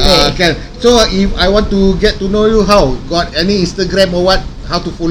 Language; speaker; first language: English; non-native, local second language; Malay